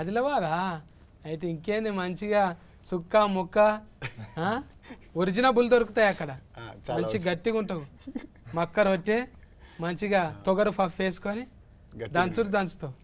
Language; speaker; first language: Telugu; native; Telugu